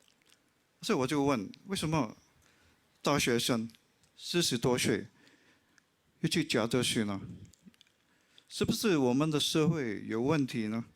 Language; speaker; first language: Chinese; non-native, local second language; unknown